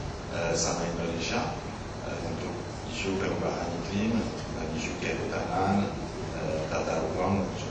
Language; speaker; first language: Indonesian; non-native, learner; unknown